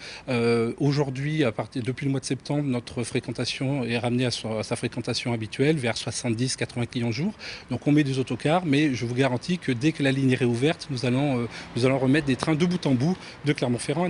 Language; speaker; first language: French; native; French